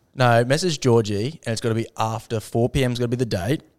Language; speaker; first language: English; native; English